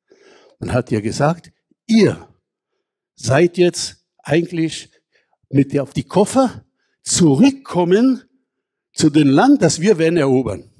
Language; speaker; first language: German; non-native, fluent; Hebrew